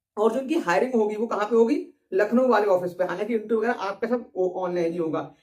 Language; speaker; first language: Hindi; native; Hindi